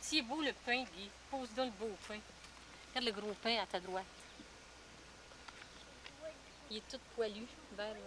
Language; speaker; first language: French; native; French